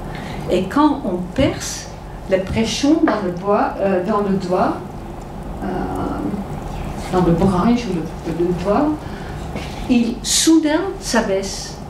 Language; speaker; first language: French; non-native, fluent; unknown